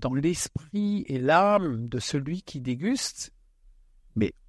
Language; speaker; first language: French; non-native, local second language; Swiss German